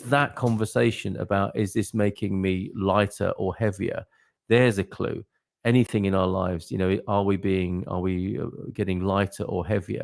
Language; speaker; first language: English; native; English